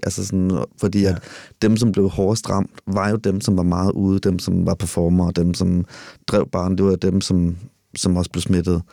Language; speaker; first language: Danish; native; Danish